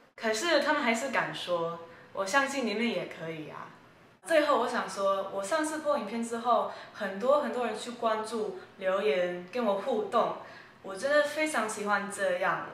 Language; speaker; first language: Chinese; early bilingual, heritage; Chinese